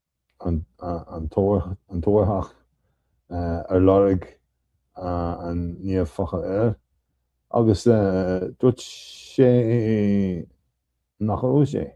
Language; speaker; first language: Irish; non-native, learner; English